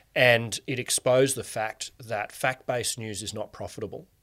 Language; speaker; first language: English; native; English